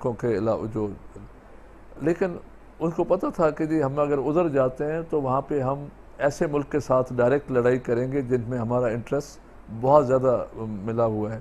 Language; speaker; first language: Urdu; non-native, local second language; Sindhi